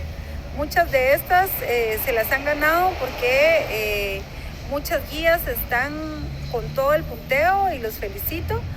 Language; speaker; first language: Spanish; native; Spanish